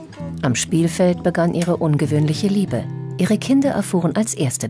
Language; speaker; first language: German; native; German